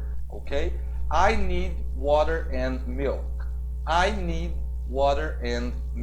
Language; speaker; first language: English; non-native, fluent; Portuguese